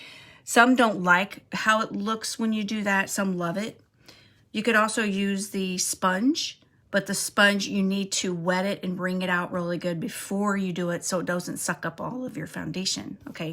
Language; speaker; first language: English; native; English